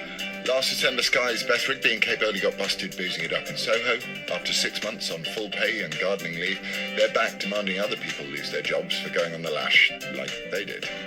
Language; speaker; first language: English; native; English